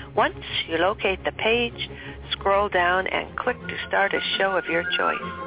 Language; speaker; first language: English; native; English